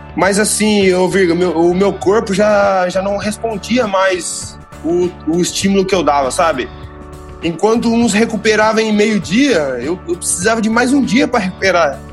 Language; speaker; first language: Portuguese; native; Portuguese